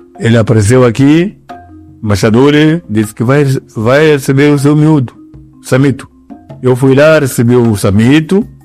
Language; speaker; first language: Portuguese; non-native, local second language; Yao